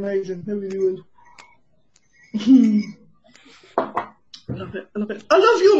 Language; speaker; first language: English; native; English